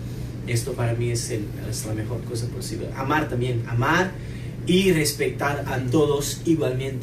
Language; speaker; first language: Spanish; non-native, fluent; Portuguese